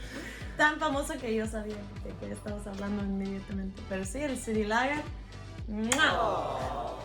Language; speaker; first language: Spanish; non-native, fluent; English